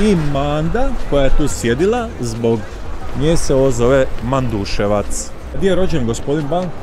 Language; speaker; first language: Croatian; native; Croatian